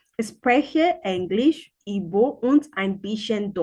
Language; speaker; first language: German; non-native, learner; Yoruba